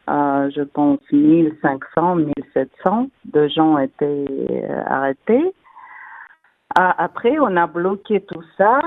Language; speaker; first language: French; non-native, fluent; Russian